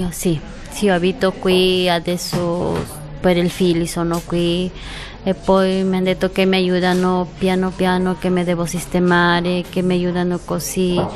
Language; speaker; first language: Italian; non-native, fluent; Spanish